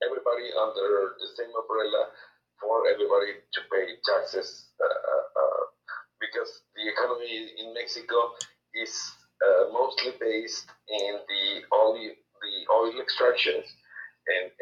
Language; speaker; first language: English; non-native, fluent; Spanish